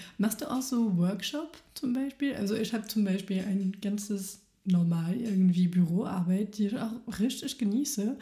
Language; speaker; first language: German; non-native, fluent; French